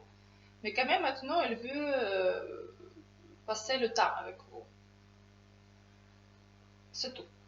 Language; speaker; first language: French; non-native, fluent; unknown